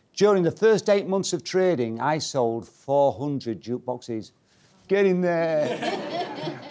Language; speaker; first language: English; native; English